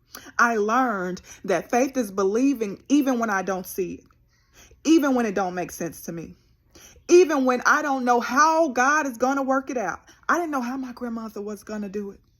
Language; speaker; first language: English; native; English